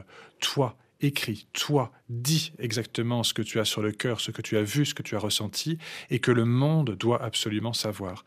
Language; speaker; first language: French; native; French